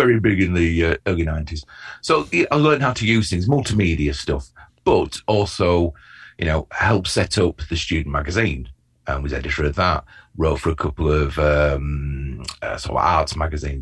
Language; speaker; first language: English; native; English